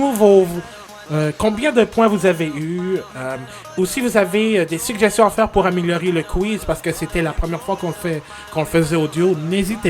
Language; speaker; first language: French; native; French